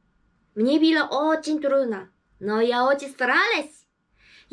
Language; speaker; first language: Russian; non-native, learner; Japanese